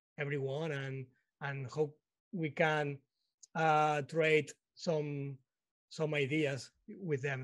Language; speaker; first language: English; non-native, learner; Spanish